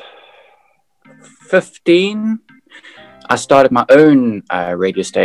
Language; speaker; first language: English; native; English